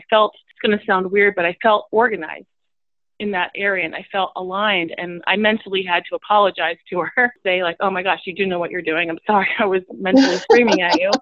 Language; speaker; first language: English; native; English